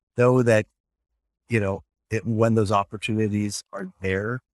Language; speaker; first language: English; native; English